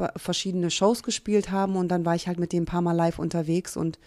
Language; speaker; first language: German; early bilingual, other home language; Hungarian